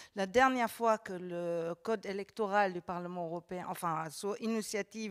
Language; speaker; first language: French; non-native, fluent; German